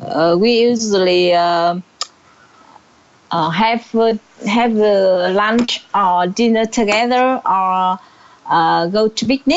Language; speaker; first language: English; non-native, learner; Vietnamese